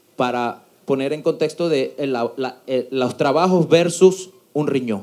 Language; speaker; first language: Spanish; native; Spanish